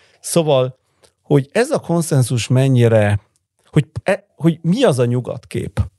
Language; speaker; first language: Hungarian; early bilingual, heritage; Italian